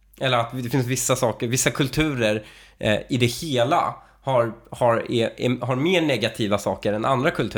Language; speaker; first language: Swedish; native; Swedish